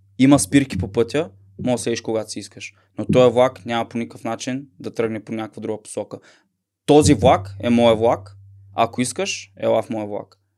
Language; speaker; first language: Bulgarian; native; Bulgarian